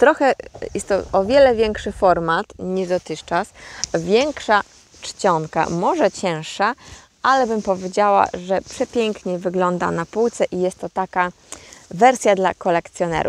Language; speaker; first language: Polish; native; Polish